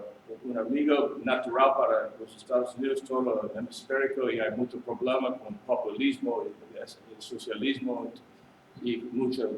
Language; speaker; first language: Spanish; non-native, learner; English